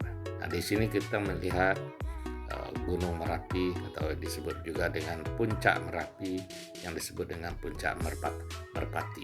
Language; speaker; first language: Indonesian; non-native, local second language; Minangkabau